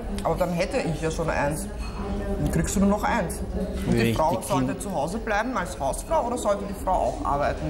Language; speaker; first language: German; native; German